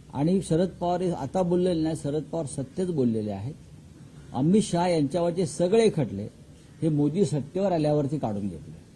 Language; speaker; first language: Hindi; non-native, local second language; Marathi